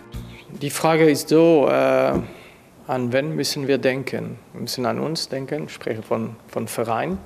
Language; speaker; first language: German; non-native, fluent; French